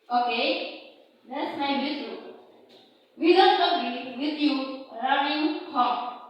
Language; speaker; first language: English; non-native, learner; Indonesian